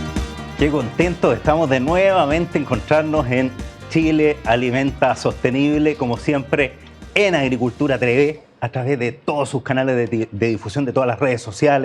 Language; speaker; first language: Spanish; native; Spanish